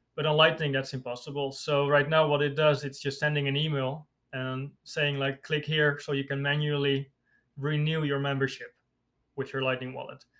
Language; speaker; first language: English; non-native, fluent; Dutch